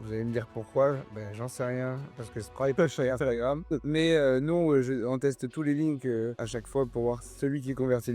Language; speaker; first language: French; native; French